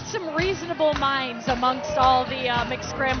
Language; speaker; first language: English; native; English